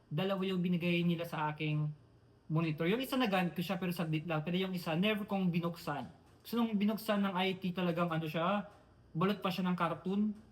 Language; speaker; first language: Filipino; non-native, local second language; Iloko